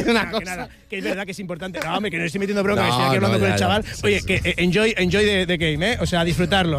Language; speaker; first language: Spanish; native; Spanish